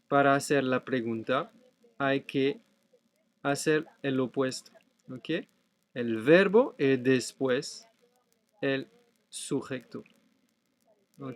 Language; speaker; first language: Spanish; non-native, fluent; French